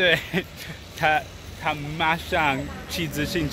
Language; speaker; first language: Chinese; non-native, learner; English